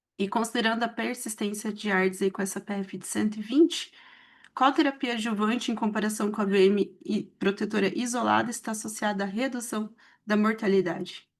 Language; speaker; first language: Portuguese; native; Portuguese